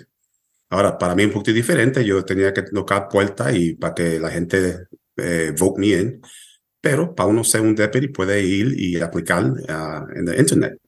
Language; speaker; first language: Spanish; early bilingual, heritage; Spanish